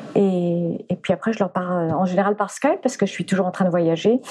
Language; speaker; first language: French; early bilingual, other home language; English